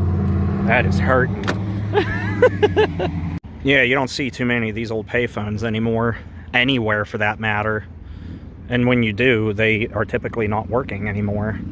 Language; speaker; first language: English; native; English